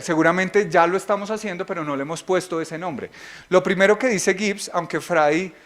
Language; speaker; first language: Spanish; native; Spanish